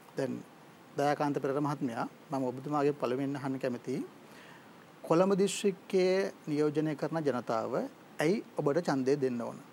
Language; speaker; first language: Sinhala; native; Sinhala